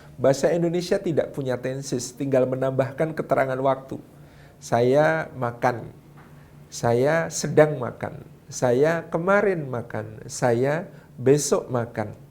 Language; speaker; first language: Indonesian; non-native, local second language; Javanese